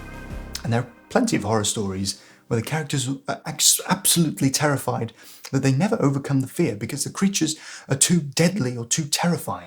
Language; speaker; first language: English; native; English